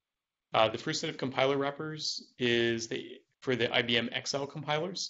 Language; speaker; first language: English; native; English